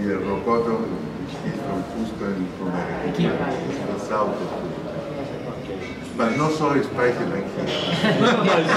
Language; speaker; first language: English; non-native, learner; Spanish